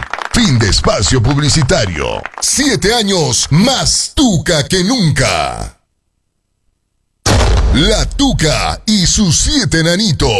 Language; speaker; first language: Spanish; native; Spanish